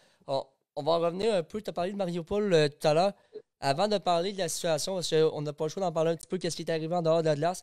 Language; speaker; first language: French; native; French